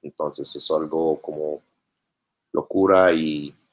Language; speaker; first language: Spanish; non-native, learner; English